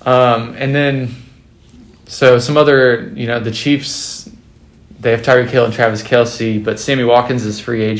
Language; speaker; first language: English; native; English